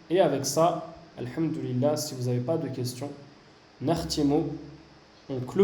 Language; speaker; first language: French; native; French